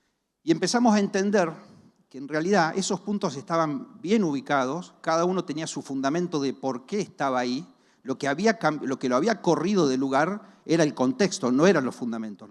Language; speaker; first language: Spanish; native; Spanish